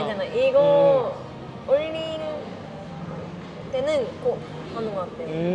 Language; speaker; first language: Korean; non-native, fluent; Japanese